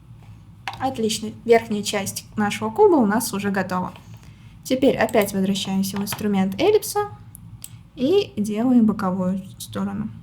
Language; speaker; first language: Russian; native; Russian